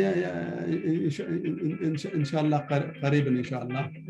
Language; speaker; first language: Arabic; native; Arabic